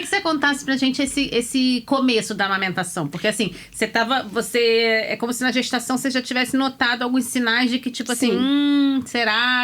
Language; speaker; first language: Portuguese; native; Portuguese